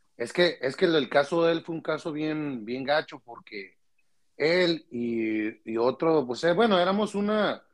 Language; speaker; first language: Spanish; early bilingual, heritage; Spanish